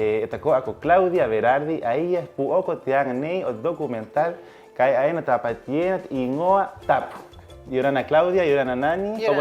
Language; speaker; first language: Spanish; native; Spanish